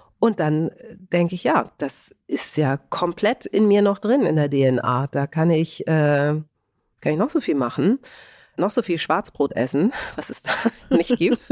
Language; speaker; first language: German; early bilingual, other home language; Greek